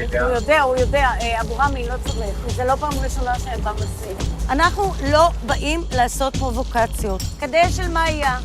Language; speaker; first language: Hebrew; native; Hebrew